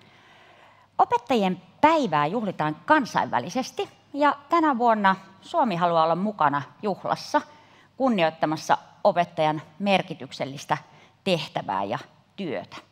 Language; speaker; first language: Finnish; native; Finnish